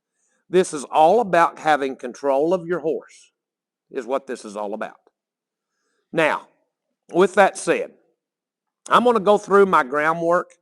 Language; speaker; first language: English; native; English